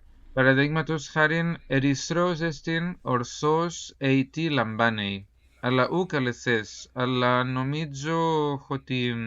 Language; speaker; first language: Greek; non-native, fluent; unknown